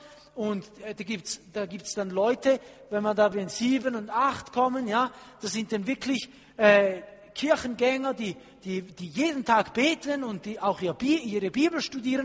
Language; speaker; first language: German; non-native, fluent; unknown